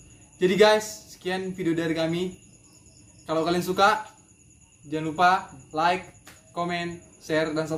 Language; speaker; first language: Indonesian; native; Indonesian